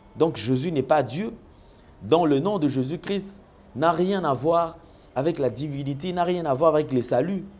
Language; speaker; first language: French; non-native, local second language; Lingala